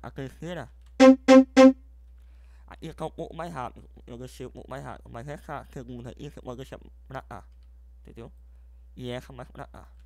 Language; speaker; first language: Portuguese; native; Portuguese